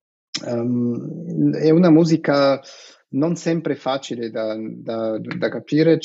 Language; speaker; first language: Italian; non-native, fluent; Russian